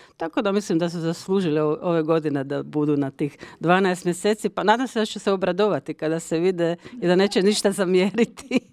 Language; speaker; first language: Croatian; early bilingual, heritage; Croatian